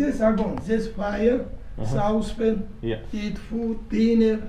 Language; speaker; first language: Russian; non-native, local second language; Georgian